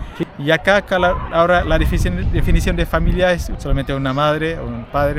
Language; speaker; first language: Spanish; non-native, fluent; Indonesian